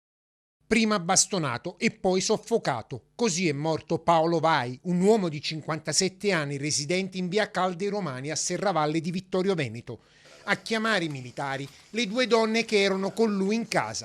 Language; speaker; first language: Italian; native; Italian